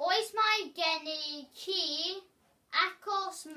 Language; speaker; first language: Welsh; non-native, learner; English